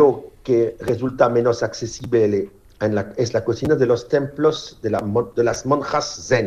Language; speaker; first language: Spanish; non-native, fluent; French